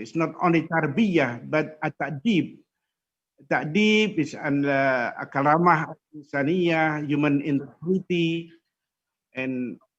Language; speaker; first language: English; non-native, fluent; Indonesian